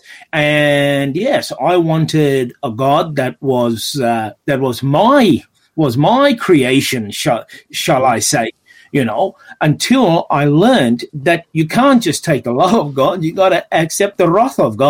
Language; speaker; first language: English; native; English